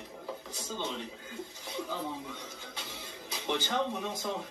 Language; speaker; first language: Turkish; native; Turkish